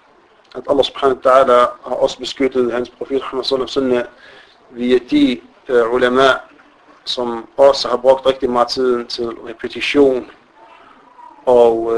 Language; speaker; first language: Danish; non-native, fluent; Arabic